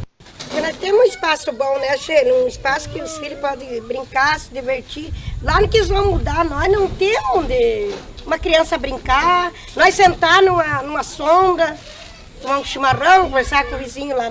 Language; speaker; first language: Portuguese; native; Portuguese